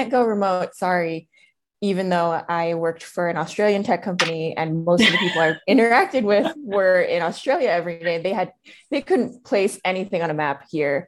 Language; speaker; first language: English; native; English